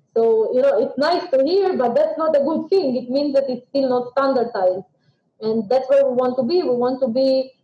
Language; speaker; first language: English; non-native, fluent; Russian